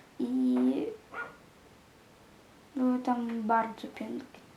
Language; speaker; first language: Polish; non-native, learner; Ukrainian